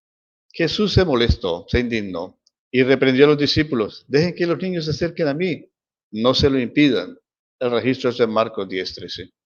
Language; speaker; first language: Spanish; native; Spanish